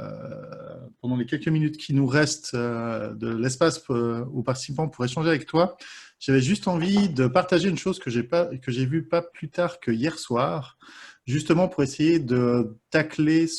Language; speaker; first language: French; native; French